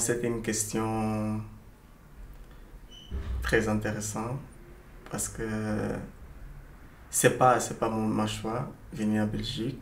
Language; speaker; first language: French; non-native, learner; Portuguese